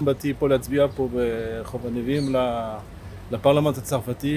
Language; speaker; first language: Hebrew; non-native, fluent; French